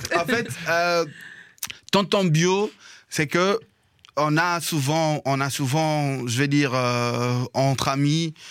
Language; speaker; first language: French; non-native, local second language; Lingala